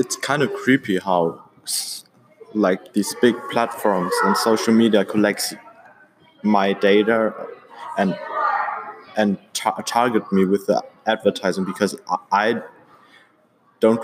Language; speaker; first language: English; non-native, fluent; German